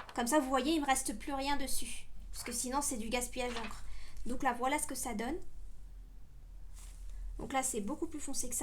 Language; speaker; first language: French; native; French